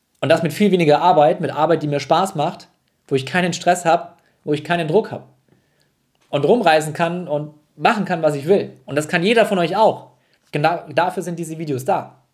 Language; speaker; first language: German; native; German